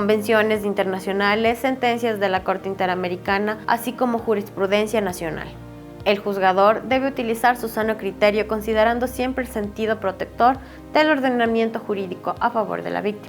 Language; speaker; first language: Spanish; native; Spanish